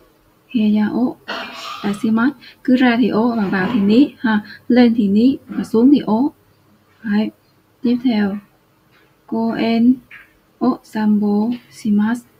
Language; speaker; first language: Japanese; non-native, fluent; Vietnamese